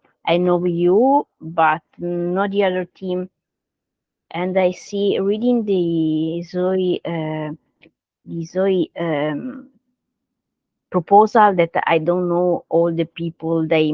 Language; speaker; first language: English; non-native, learner; Italian